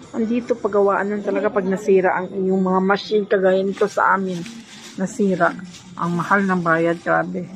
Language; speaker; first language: Filipino; native; Filipino